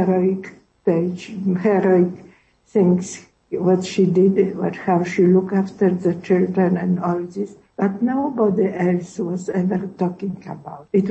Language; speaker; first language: English; non-native, learner; Polish